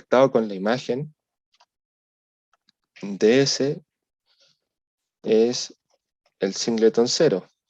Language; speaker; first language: Spanish; native; Spanish